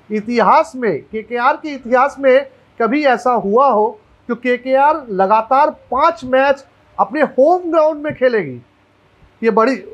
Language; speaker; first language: Hindi; non-native, local second language; Bangla